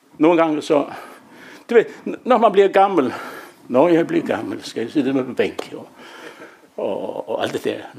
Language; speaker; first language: Danish; native; Danish